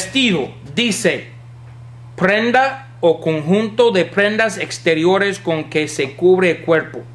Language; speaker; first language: Spanish; non-native, fluent; English